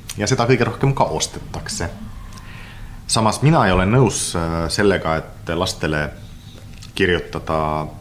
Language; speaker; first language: Estonian; non-native, fluent; Finnish